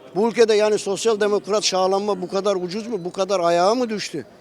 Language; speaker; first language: Turkish; native; Turkish